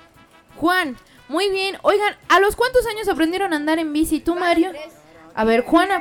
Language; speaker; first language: Spanish; native; Spanish